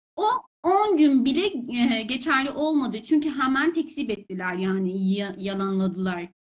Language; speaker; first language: Turkish; non-native, fluent; Persian